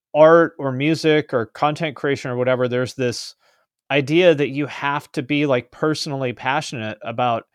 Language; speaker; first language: English; native; English